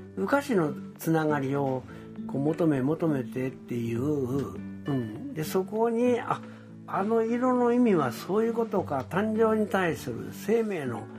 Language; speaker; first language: Japanese; native; Japanese